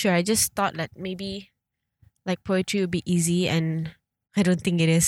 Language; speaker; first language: English; non-native, local second language; Malay